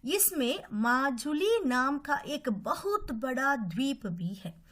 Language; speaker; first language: Hindi; non-native, local second language; Tamil